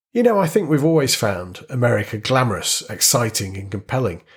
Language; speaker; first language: English; native; English